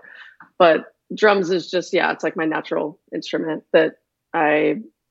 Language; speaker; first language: English; native; English